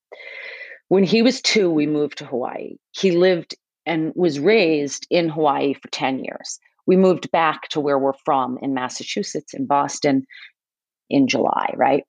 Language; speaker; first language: English; native; English